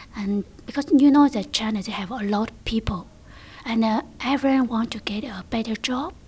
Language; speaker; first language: English; non-native, learner; Chinese